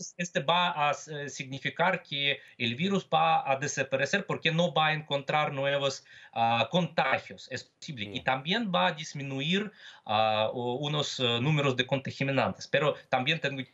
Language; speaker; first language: Spanish; non-native, fluent; Russian